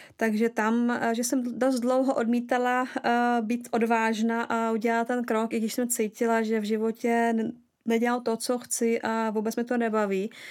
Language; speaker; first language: Czech; non-native, fluent; Russian